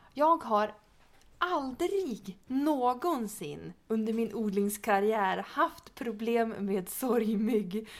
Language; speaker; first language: Swedish; native; Swedish